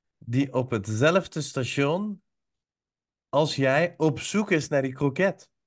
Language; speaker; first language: Dutch; early bilingual, other home language; Persian